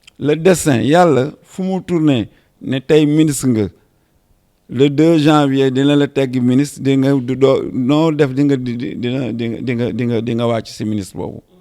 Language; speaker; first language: Wolof; native; Wolof